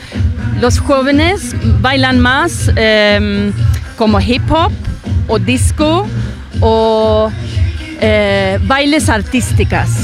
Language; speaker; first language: Spanish; non-native, fluent; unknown